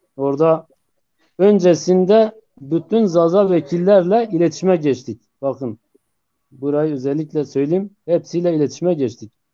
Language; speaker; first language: Turkish; non-native, local second language; Zaza